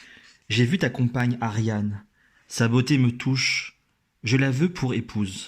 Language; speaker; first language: French; native; French